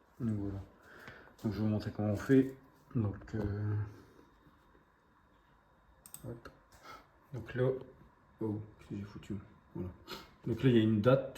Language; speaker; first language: French; native; French